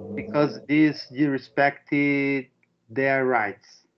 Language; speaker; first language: English; non-native, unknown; Portuguese